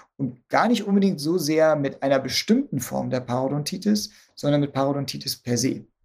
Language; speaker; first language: German; native; German